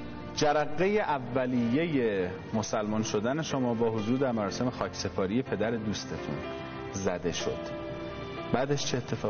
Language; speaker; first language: Persian; native; Persian